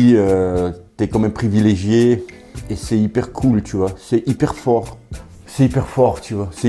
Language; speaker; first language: French; native; French